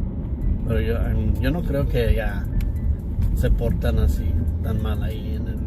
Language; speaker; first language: Spanish; early bilingual, heritage; English